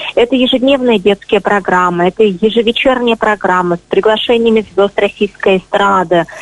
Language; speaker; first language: Russian; native; Russian